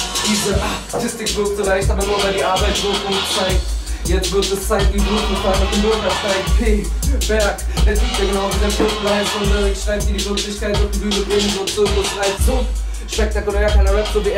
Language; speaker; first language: German; native; German